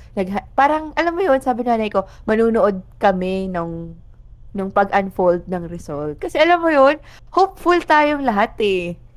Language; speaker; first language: Filipino; non-native, local second language; Bikol